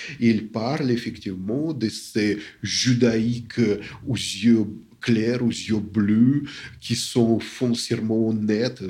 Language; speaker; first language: French; non-native, fluent; Russian